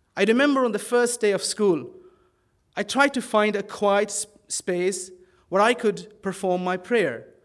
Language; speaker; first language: English; early bilingual, other home language; Dutch